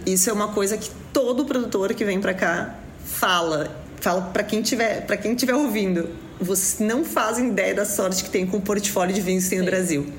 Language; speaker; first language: Portuguese; native; Portuguese